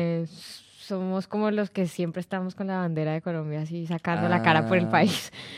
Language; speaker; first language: Spanish; native; Spanish